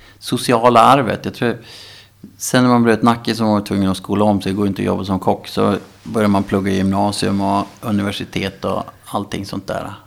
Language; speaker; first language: Swedish; native; Swedish